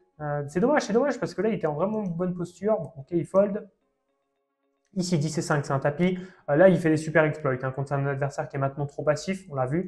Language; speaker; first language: French; native; French